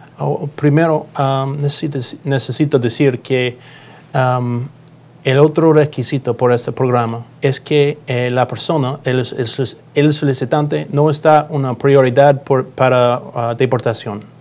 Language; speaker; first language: Spanish; non-native, learner; English